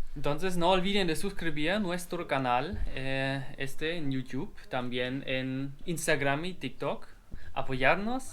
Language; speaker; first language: Spanish; non-native, learner; German